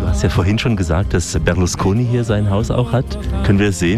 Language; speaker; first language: German; native; German